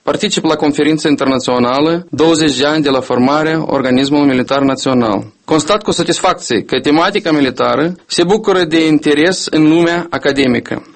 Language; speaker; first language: Romanian; non-native, local second language; Russian